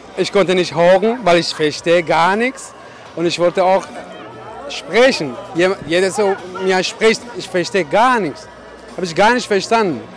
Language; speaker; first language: German; non-native, learner; Persian